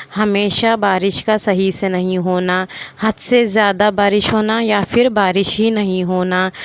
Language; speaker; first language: Hindi; non-native, local second language; Kannada